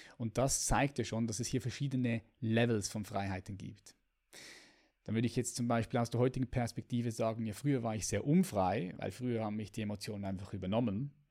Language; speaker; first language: German; native; German